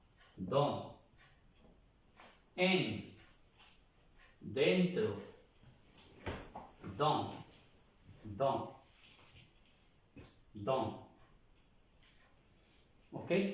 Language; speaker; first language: French; non-native, fluent; Spanish